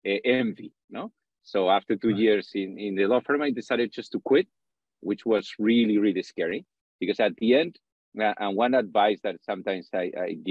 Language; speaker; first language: English; non-native, fluent; Spanish